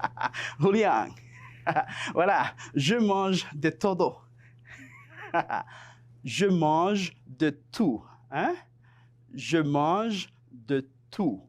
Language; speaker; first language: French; non-native, fluent; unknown